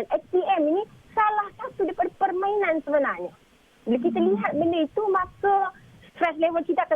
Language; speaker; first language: Malay; native; Malay